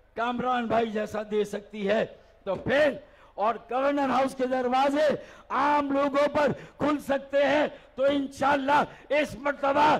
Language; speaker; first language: Urdu; native; Urdu